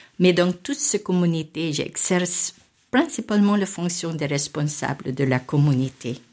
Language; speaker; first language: French; non-native, fluent; Filipino